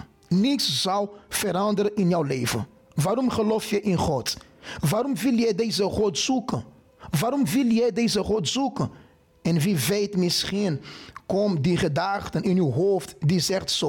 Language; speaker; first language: Dutch; non-native, fluent; Portuguese